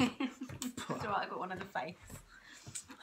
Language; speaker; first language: English; native; English